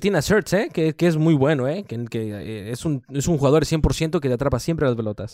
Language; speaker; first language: Spanish; early bilingual, heritage; Spanish